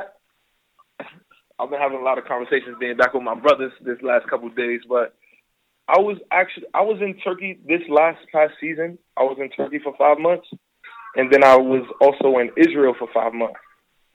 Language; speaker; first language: English; native; English